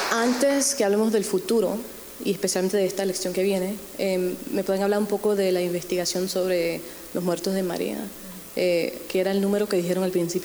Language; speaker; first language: Spanish; early bilingual, other home language; English